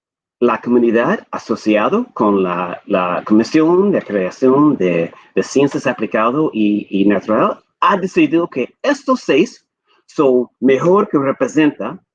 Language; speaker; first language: Spanish; non-native, fluent; English